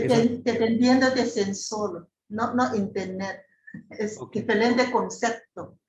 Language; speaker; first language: Spanish; non-native, fluent; Chinese